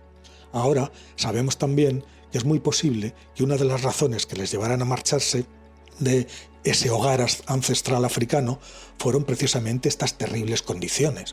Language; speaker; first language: Spanish; native; Spanish